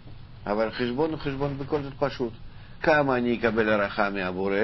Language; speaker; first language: Hebrew; non-native, fluent; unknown